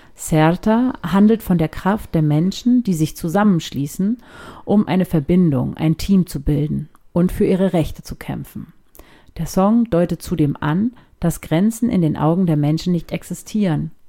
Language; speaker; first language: German; native; German